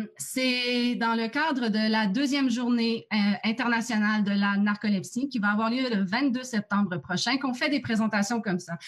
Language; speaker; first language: French; native; French